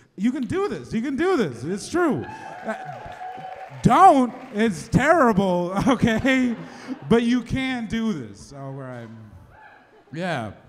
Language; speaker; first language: English; native; English